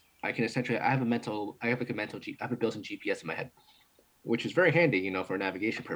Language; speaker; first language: English; early bilingual, other home language; Cantonese